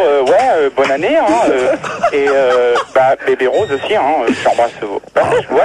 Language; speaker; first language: French; native; French